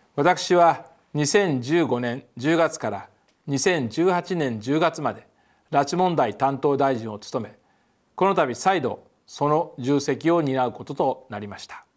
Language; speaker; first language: Japanese; native; Japanese